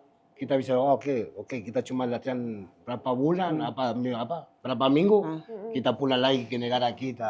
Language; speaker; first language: Indonesian; non-native, fluent; Spanish